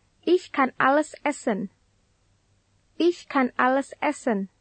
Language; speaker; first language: German; non-native, fluent; Indonesian